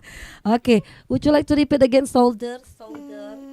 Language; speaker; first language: English; non-native, learner; Indonesian